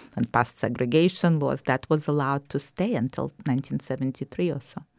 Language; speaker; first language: English; non-native, fluent; Russian